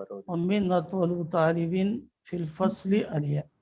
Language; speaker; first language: Arabic; non-native, learner; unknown